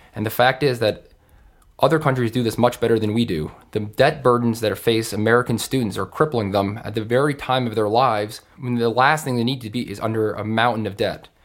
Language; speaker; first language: English; native; English